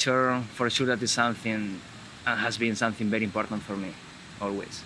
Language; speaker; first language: English; non-native, fluent; Spanish